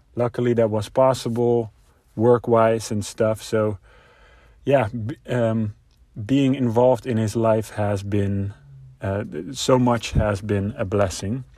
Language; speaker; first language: English; non-native, fluent; Dutch